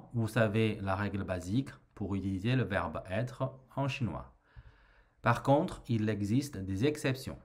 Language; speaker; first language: French; non-native, fluent; Chinese